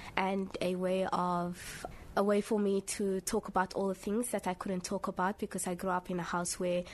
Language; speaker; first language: English; early bilingual, other home language; Somali